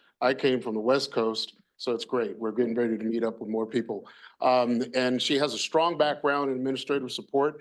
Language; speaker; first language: English; native; English